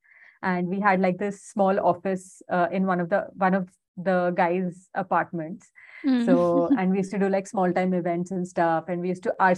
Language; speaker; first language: English; non-native, local second language; Hindi